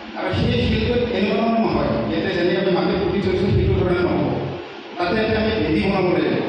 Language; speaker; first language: Assamese; non-native, local second language; Karbi